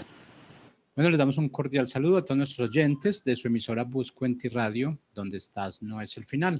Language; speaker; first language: Spanish; native; Spanish